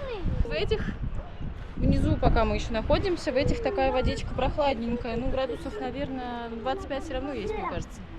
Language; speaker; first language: Russian; native; Russian